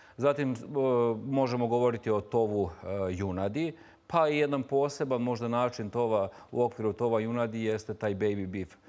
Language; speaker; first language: Serbian; native; Serbian